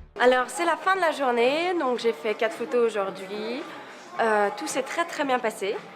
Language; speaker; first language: French; native; French